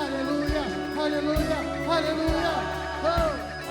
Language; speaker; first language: Portuguese; native; Portuguese